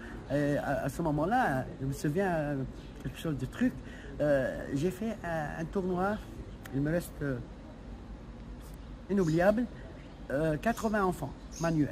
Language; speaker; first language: French; non-native, local second language; Arabic